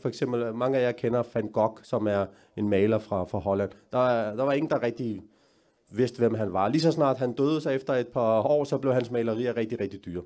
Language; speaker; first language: Danish; early bilingual, other home language; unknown